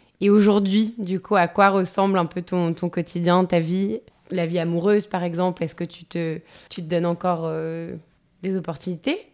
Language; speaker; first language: French; native; French